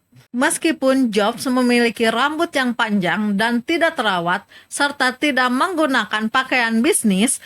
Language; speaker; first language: Indonesian; native; Indonesian